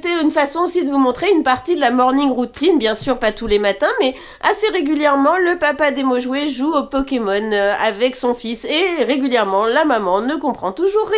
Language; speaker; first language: French; native; French